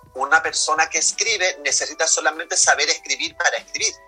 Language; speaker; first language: Spanish; native; Spanish